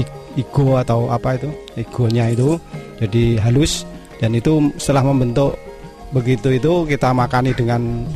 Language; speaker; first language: Indonesian; non-native, local second language; Javanese